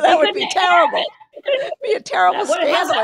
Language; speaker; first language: English; native; English